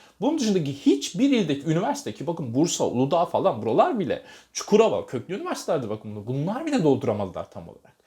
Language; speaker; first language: Turkish; native; Turkish